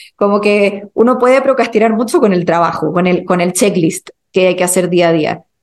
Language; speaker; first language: Spanish; native; Spanish